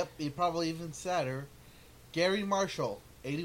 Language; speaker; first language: English; native; English